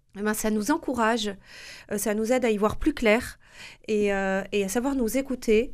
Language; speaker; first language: French; native; French